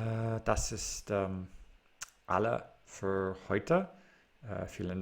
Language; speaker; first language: German; non-native, learner; English